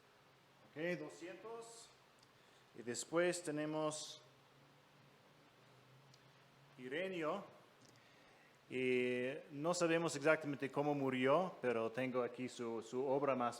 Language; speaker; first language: Spanish; non-native, fluent; English